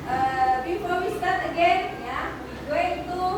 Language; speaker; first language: English; non-native, learner; Indonesian